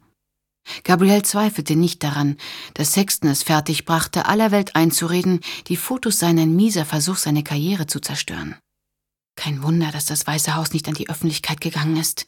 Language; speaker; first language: German; native; German